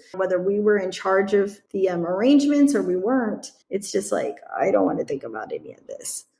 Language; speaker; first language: English; native; English